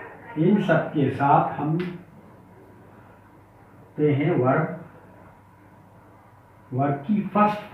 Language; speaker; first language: Urdu; native; Urdu